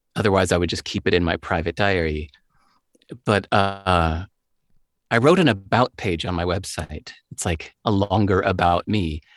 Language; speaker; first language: English; native; English